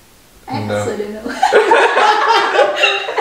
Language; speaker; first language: English; non-native, learner; Indonesian